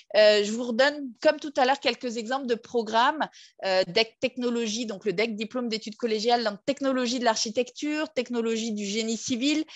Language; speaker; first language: French; native; French